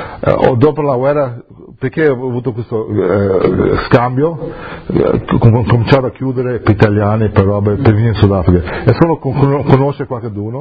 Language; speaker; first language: Italian; early bilingual, heritage; English